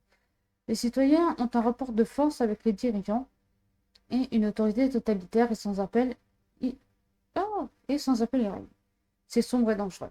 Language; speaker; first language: French; native; French